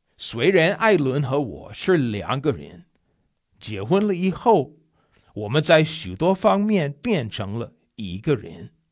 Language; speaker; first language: Chinese; non-native, fluent; English